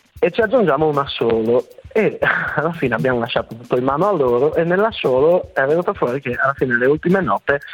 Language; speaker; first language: Italian; native; Italian